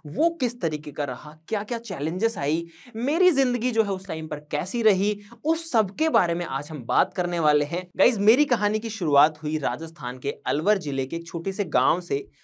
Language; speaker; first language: Hindi; native; Hindi